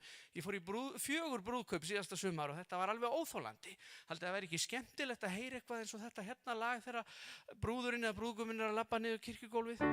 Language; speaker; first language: Icelandic; native; Icelandic